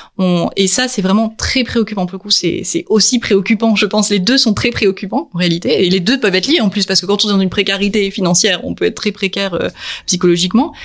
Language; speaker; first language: French; native; French